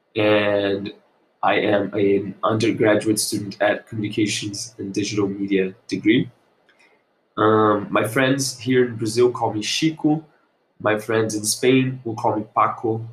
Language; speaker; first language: English; non-native, fluent; Portuguese